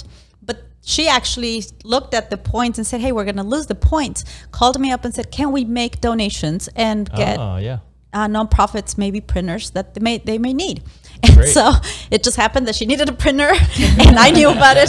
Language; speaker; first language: English; non-native, fluent; Spanish